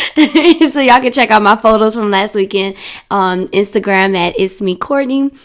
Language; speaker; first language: English; native; English